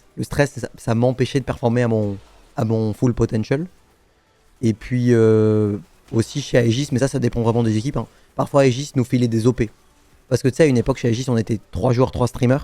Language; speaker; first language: French; native; French